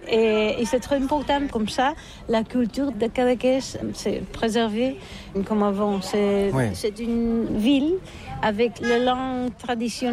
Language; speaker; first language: French; non-native, learner; Catalan